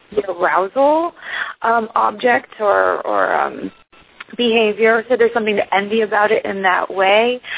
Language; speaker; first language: English; early bilingual, other home language; Icelandic